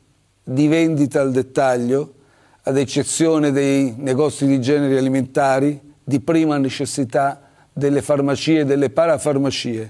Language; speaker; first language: Italian; native; Italian